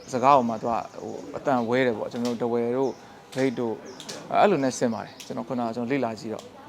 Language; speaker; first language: Burmese; non-native, local second language; Shan